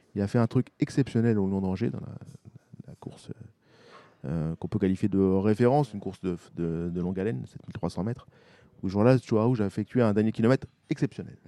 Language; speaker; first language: French; native; French